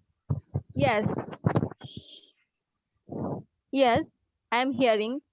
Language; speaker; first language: English; non-native, learner; Bangla